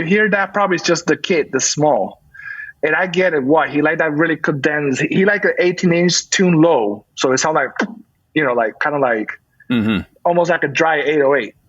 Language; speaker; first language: English; non-native, fluent; Spanish